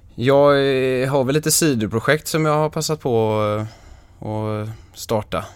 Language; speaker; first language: Swedish; native; Swedish